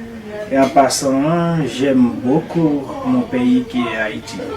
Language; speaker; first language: French; non-native, local second language; Haitian Creole